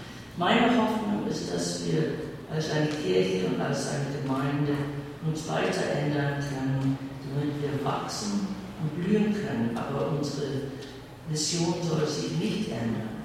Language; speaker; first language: German; early bilingual, heritage; English